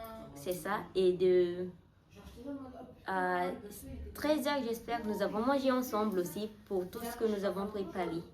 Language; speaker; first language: French; non-native, learner; Malagasy